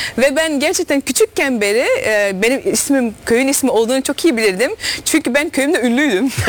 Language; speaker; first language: Turkish; early bilingual, heritage; Dutch